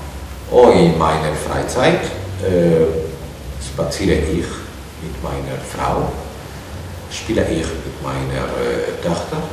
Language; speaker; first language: German; non-native, learner; Spanish